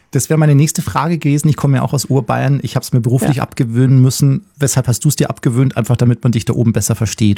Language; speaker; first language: German; native; German